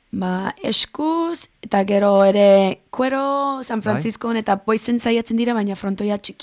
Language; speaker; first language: Basque; early bilingual, heritage; Basque